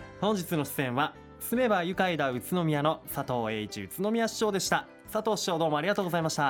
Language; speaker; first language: Japanese; native; Japanese